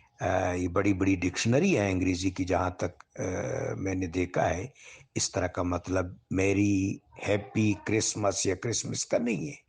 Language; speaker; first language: Urdu; non-native, local second language; Pashto